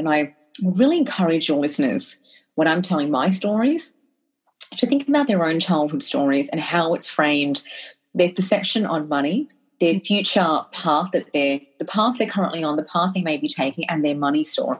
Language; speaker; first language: English; native; English